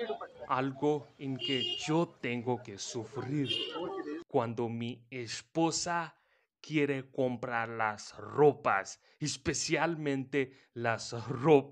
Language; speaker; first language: Spanish; non-native, fluent; Hindi